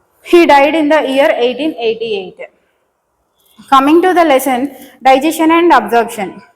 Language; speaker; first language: English; non-native, local second language; Telugu